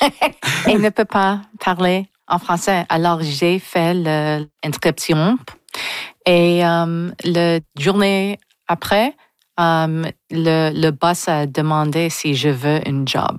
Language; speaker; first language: French; non-native, learner; English